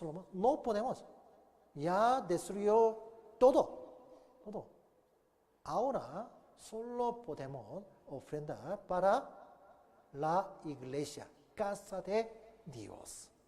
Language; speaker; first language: Spanish; non-native, learner; Korean